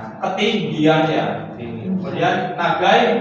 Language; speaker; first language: Indonesian; native; Indonesian